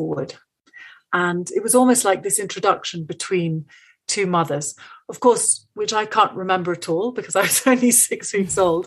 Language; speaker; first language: English; native; English